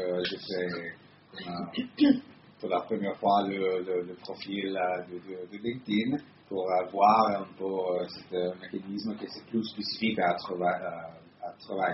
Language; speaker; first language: French; non-native, fluent; Italian